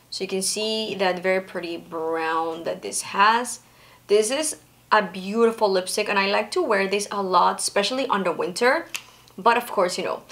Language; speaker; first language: English; non-native, fluent; Spanish